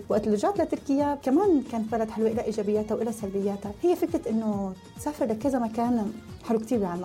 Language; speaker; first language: Arabic; native; Arabic